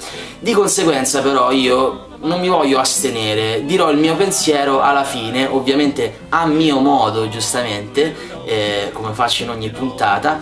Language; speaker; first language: Italian; native; Italian